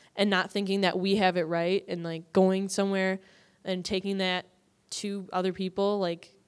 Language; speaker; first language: English; native; English